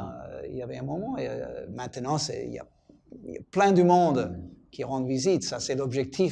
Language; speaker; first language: French; non-native, fluent; English